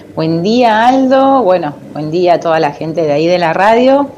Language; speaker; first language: Spanish; native; Spanish